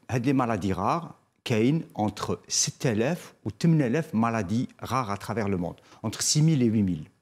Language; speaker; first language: French; non-native, local second language; Arabic